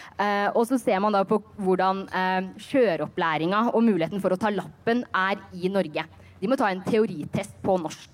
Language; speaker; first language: Norwegian; early bilingual, other home language; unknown